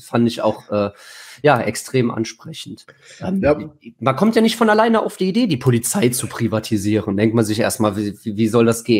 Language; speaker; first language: German; native; German